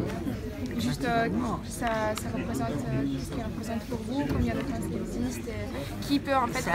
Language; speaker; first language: French; non-native, fluent; Russian